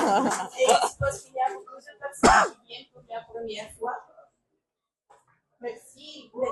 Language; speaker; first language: French; non-native, learner; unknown